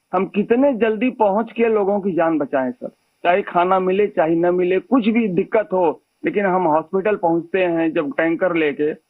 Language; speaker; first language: Hindi; native; Hindi